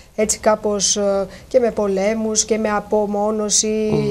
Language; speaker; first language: Greek; native; Greek